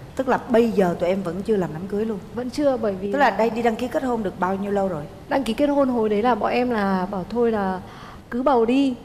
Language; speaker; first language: Vietnamese; native; Vietnamese